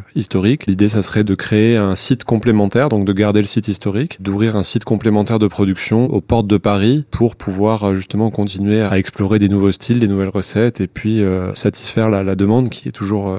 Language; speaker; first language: French; native; French